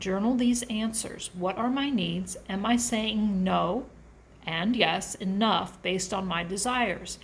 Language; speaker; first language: English; native; English